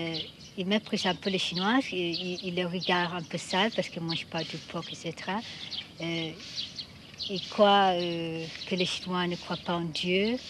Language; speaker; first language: French; non-native, fluent; Malay